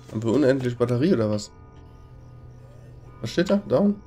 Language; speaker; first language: German; native; German